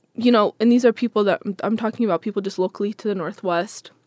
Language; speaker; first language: English; native; English